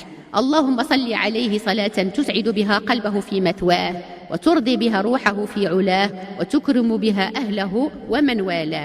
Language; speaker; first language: Arabic; native; Arabic